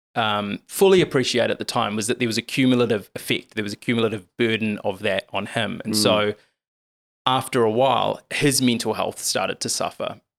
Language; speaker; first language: English; native; English